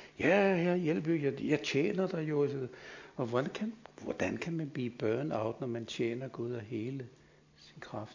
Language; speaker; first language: Danish; native; Danish